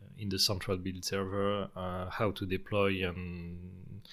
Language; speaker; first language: English; non-native, fluent; French